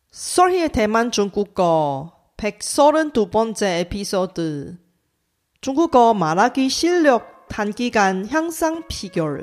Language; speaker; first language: Korean; non-native, fluent; Chinese